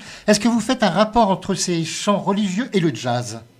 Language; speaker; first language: French; native; French